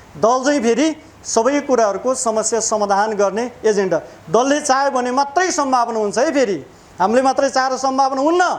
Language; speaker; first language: Nepali; non-native, local second language; Eastern Tamang